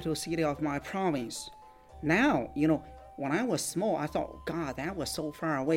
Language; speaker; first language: English; non-native, fluent; Chinese